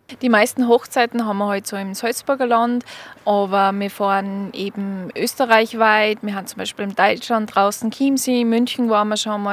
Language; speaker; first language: German; native; German